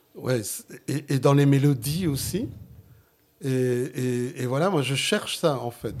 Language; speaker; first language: French; non-native, fluent; Sicilian